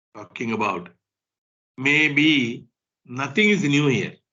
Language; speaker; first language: English; non-native, local second language; Kannada